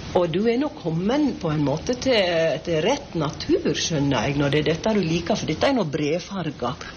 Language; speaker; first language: Norwegian; native; Norwegian